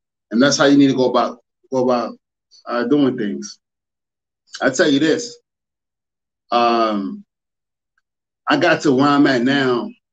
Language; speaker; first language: English; native; English